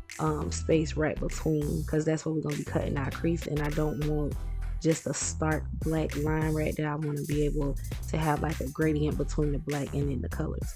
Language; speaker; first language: English; native; English